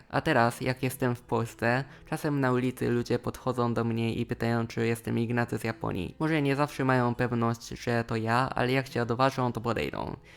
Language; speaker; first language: Polish; non-native, fluent; Japanese